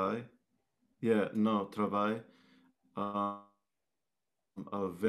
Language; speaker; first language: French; non-native, learner; English